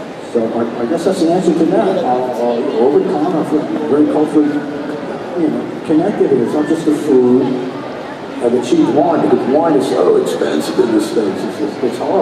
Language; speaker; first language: English; native; English